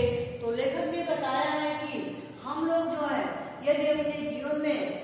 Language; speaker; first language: Hindi; native; Hindi